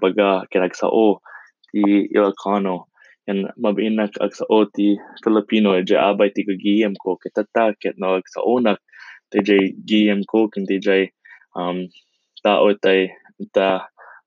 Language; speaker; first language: English; non-native, local second language; Iloko